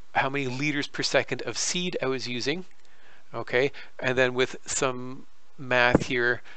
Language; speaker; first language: English; native; English